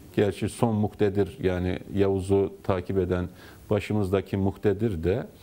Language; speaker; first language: Turkish; native; Turkish